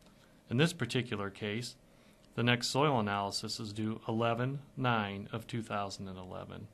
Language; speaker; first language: English; native; English